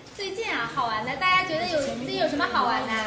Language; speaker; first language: Chinese; native; Chinese